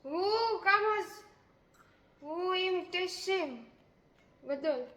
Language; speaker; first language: Hebrew; non-native, learner; Gujarati